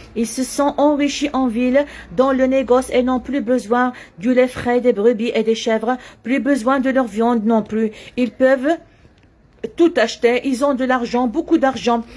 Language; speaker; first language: French; non-native, local second language; Arabic